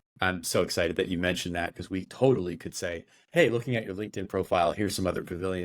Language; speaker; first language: English; native; English